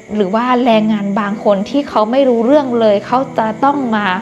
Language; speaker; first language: Thai; non-native, fluent; Burmese